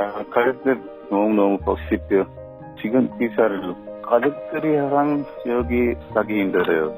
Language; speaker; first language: Korean; non-native, learner; Sinhala